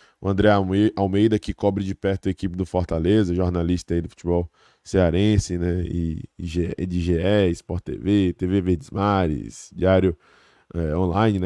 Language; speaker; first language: Portuguese; native; Portuguese